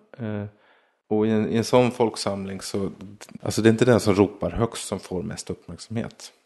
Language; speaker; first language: Swedish; native; Swedish